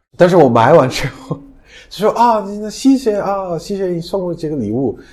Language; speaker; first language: Chinese; non-native, fluent; English